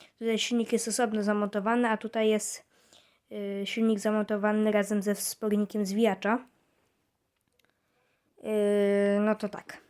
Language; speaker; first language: Polish; native; Polish